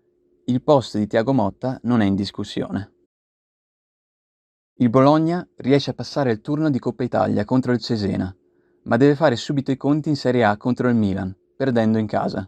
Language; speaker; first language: Italian; native; Italian